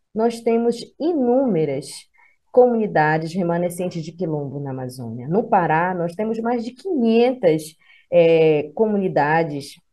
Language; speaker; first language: Portuguese; native; Portuguese